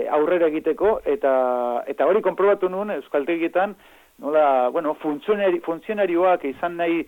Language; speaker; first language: Basque; non-native, fluent; Spanish